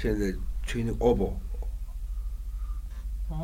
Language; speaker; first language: Chinese; non-native, fluent; Japanese